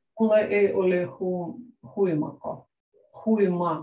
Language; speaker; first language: Finnish; non-native, learner; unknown